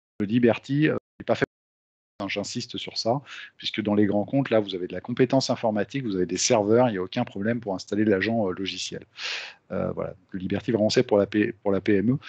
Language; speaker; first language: French; native; French